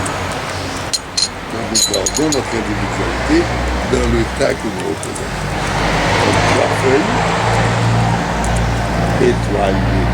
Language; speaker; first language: French; non-native, local second language; Haitian Creole